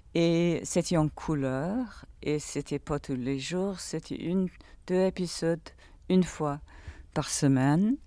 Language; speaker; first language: French; non-native, fluent; English